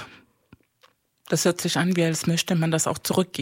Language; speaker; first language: German; non-native, fluent; Spanish